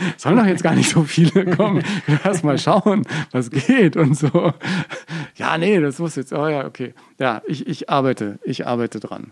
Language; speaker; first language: German; native; German